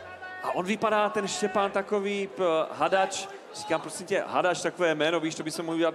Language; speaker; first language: Czech; native; Czech